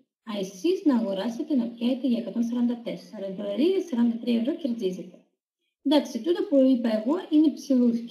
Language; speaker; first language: Greek; non-native, learner; Russian